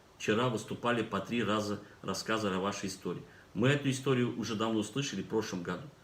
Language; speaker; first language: Russian; non-native, local second language; Turkmen